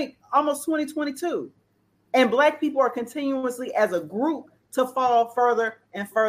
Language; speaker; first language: English; native; English